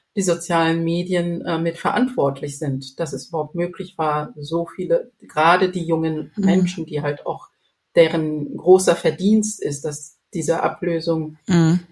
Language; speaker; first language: German; non-native, fluent; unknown